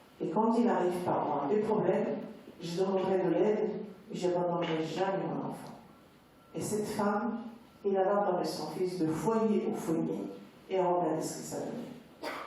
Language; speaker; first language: French; non-native, local second language; Arabic